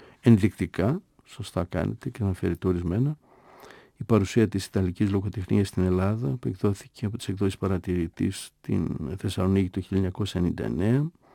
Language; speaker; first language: Greek; native; Greek